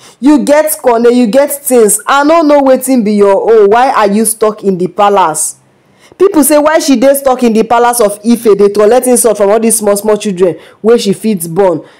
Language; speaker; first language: Nigerian Pidgin; non-native, local second language; Yoruba